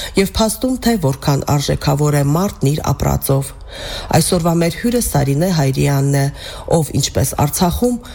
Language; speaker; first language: Armenian; native; Armenian